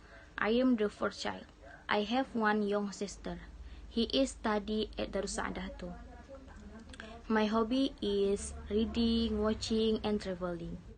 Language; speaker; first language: English; non-native, learner; Indonesian